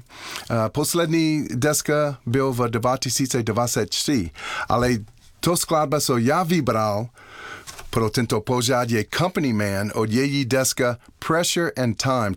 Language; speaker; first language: Czech; non-native, learner; English